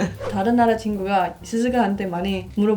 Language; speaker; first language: Korean; non-native, learner; Indonesian